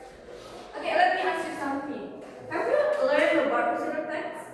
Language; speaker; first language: English; non-native, learner; Indonesian